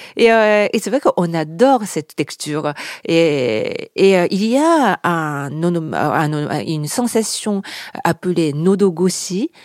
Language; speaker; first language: French; non-native, fluent; Japanese